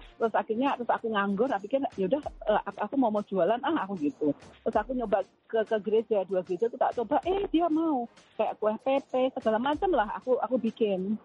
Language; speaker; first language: Indonesian; native; Indonesian